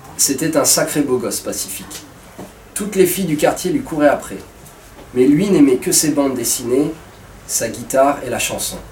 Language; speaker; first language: French; native; French